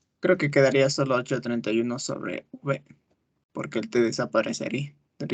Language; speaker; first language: Spanish; native; Spanish